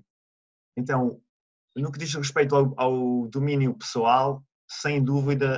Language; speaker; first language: Portuguese; non-native, fluent; Italian